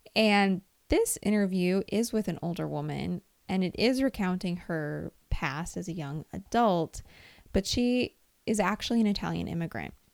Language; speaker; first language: English; native; English